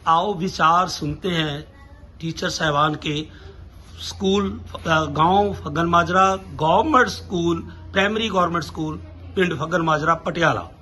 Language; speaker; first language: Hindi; non-native, local second language; Punjabi